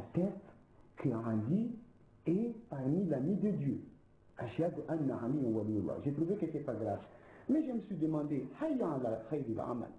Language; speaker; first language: French; non-native, local second language; Ngazidja Comorian